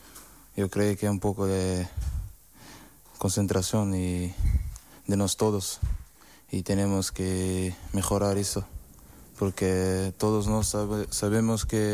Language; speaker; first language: Spanish; non-native, learner; Portuguese